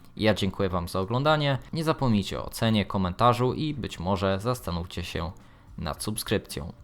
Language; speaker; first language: Polish; native; Polish